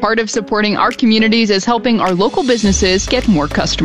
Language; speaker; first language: English; native; English